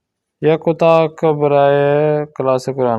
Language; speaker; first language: Persian; non-native, fluent; Urdu